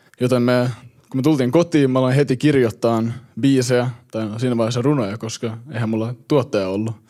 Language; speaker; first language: Finnish; early bilingual, heritage; Finnish